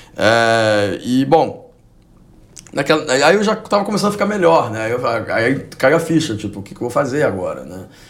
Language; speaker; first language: Portuguese; non-native, fluent; Spanish